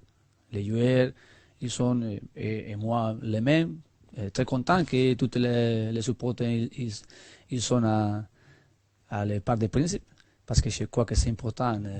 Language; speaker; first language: French; non-native, learner; Spanish